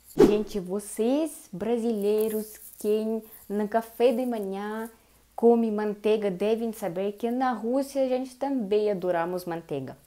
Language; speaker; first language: Portuguese; non-native, learner; Russian